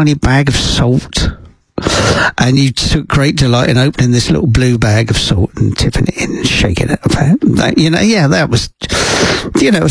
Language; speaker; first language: English; native; English